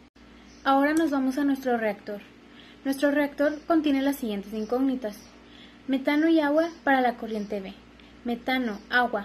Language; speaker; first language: Spanish; native; Spanish